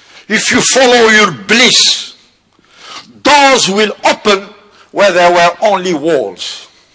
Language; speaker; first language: English; non-native, fluent; Kabyle